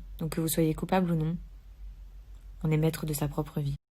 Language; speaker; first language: French; native; French